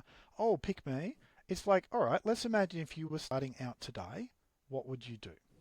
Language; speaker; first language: English; native; English